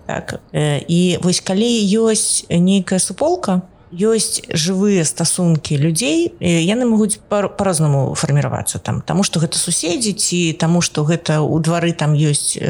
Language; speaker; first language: Belarusian; non-native, local second language; Russian